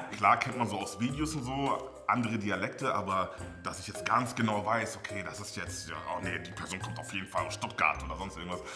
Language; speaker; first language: German; early bilingual, other home language; Akan